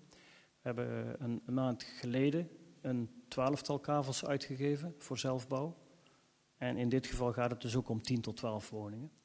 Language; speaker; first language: Dutch; native; Dutch